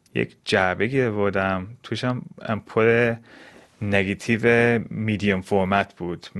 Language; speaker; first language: Persian; early bilingual, heritage; Persian